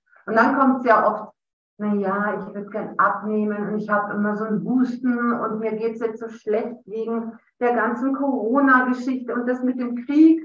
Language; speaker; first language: German; native; German